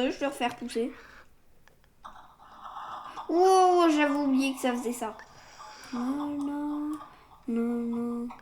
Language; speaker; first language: French; native; French